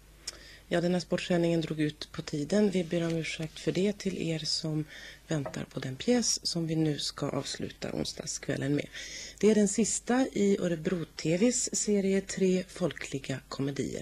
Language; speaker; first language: Swedish; native; Swedish